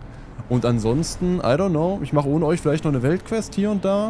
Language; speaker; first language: German; native; German